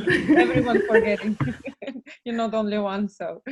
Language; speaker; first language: English; non-native, fluent; Russian